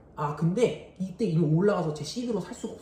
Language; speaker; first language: Korean; native; Korean